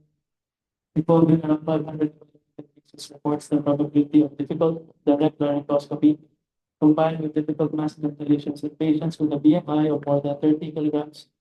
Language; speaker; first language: English; non-native, local second language; Filipino